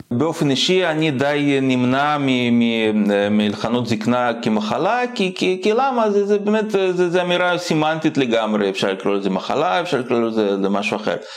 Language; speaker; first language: Hebrew; non-native, fluent; Russian